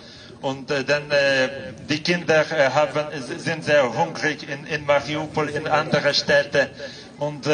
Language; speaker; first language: German; non-native, fluent; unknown